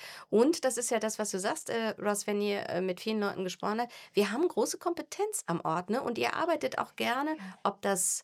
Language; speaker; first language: German; native; German